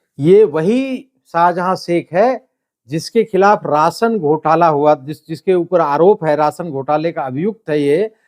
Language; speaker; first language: Hindi; native; Hindi